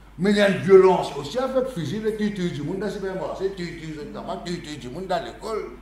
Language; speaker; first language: French; non-native, local second language; Morisyen